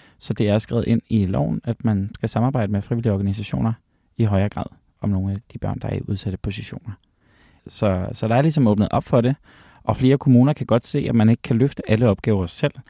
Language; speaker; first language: Danish; native; Danish